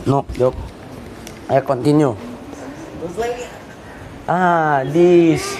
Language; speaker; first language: English; non-native, learner; Indonesian